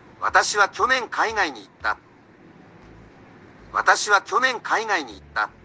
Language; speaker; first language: Japanese; non-native, learner; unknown